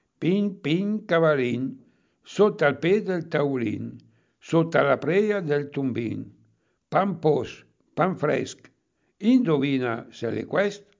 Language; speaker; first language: Italian; native; Italian